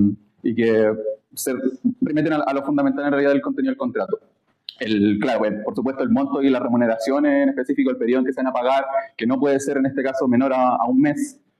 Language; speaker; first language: Spanish; native; Spanish